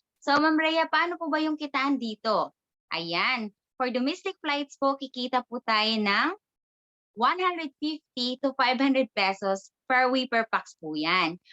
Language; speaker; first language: Filipino; non-native, local second language; Cebuano